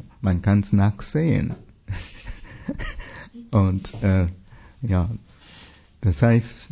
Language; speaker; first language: German; non-native, fluent; English